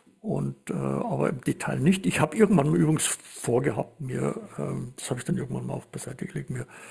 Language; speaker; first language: German; native; German